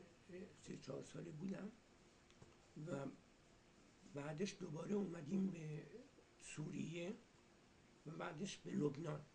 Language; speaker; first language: Persian; early bilingual, heritage; Persian